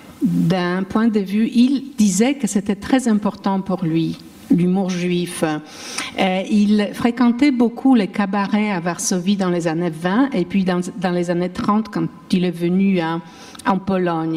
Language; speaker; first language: French; non-native, fluent; Polish